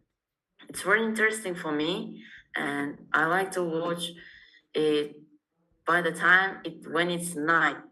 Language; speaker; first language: English; non-native, learner; Uzbek